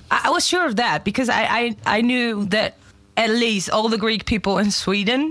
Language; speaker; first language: English; non-native, fluent; German